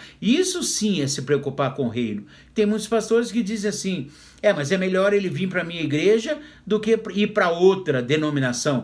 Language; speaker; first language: Portuguese; native; Portuguese